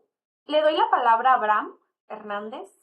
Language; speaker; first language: Spanish; native; Spanish